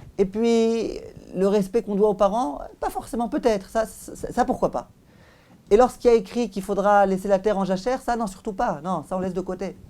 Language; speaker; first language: French; native; French